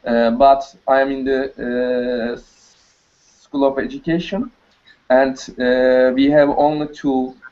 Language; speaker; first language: English; non-native, learner; Turkish